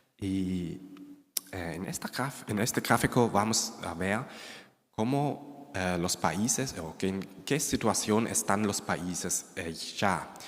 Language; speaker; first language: Spanish; non-native, fluent; German